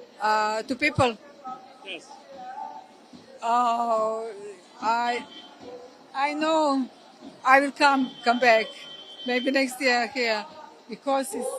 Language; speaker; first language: English; non-native, learner; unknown